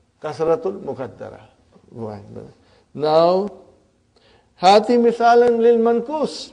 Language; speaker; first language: Arabic; non-native, learner; Urdu